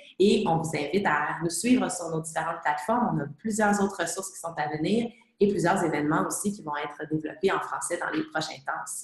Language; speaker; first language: French; native; French